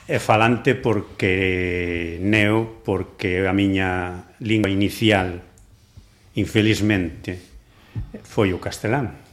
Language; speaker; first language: Galician; non-native, local second language; Spanish